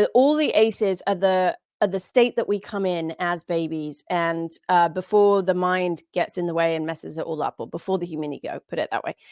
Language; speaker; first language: English; native; English